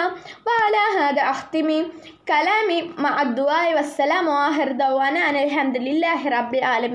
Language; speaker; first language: Arabic; non-native, learner; Malayalam